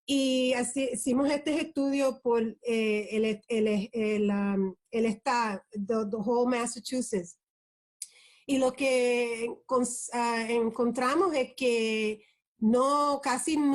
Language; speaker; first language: Spanish; early bilingual, heritage; Spanish